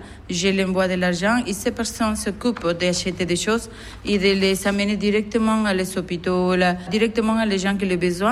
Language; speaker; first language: French; non-native, fluent; Spanish